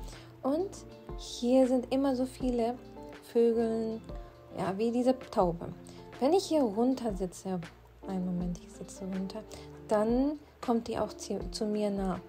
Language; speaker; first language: German; non-native, fluent; Urdu